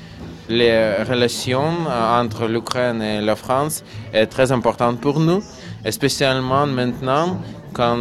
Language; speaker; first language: French; non-native, learner; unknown